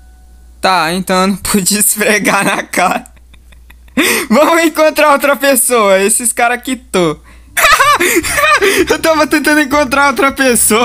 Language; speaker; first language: Portuguese; native; Portuguese